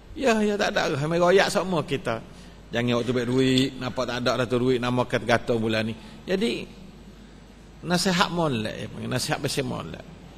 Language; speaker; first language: Malay; native; Malay